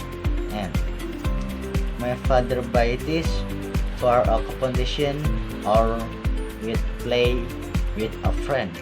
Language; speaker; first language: English; non-native, learner; Indonesian